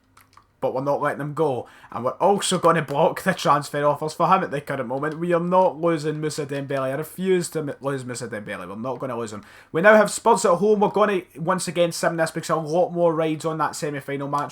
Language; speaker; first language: English; native; English